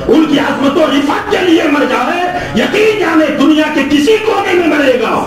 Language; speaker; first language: Hindi; non-native, local second language; Urdu